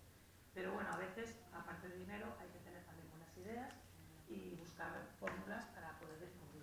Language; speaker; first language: Spanish; native; Spanish